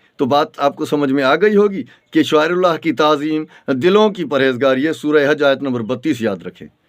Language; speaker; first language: Urdu; non-native, local second language; Sindhi